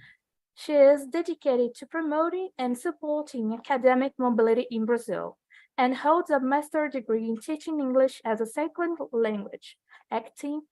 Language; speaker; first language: English; non-native, fluent; Portuguese